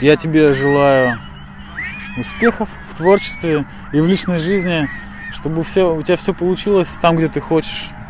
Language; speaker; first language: Russian; native; Russian